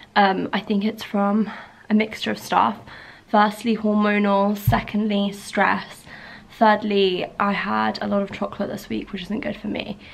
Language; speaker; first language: English; early bilingual, other home language; Persian